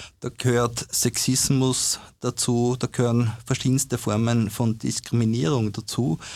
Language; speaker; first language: German; native; German